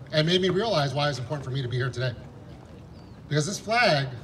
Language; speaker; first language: English; early bilingual, other home language; Vietnamese